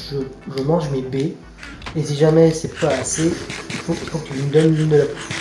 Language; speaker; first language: French; native; French